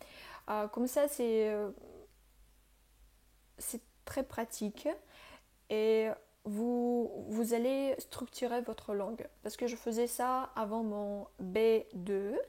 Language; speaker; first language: French; non-native, fluent; Russian